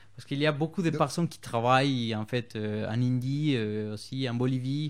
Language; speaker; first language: French; non-native, fluent; Spanish